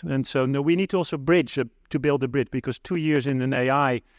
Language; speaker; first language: English; non-native, fluent; Dutch